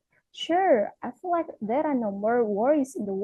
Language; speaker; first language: English; non-native, fluent; Indonesian